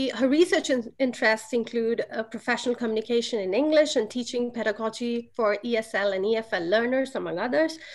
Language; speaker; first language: English; non-native, local second language; Hindi